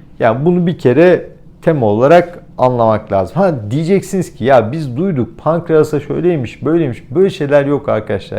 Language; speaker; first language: Turkish; native; Turkish